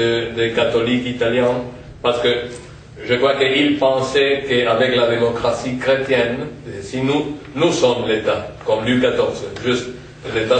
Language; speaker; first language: French; non-native, fluent; Spanish